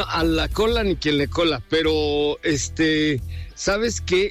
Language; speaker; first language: Spanish; native; Spanish